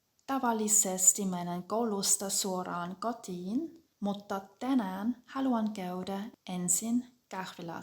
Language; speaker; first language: Finnish; non-native, fluent; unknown